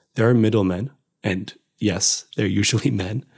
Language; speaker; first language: English; non-native, fluent; Amharic